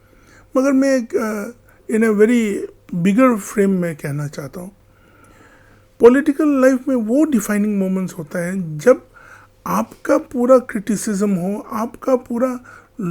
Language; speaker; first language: Hindi; non-native, local second language; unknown